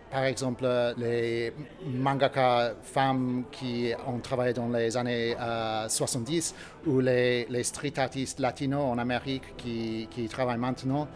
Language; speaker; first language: French; non-native, learner; English